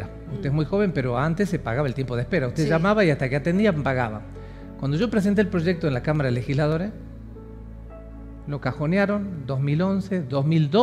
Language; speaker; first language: Spanish; native; Spanish